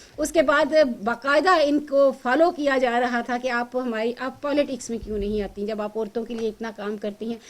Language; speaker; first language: Urdu; native; Urdu